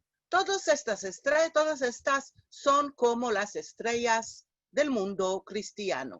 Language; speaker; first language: Spanish; non-native, fluent; Hebrew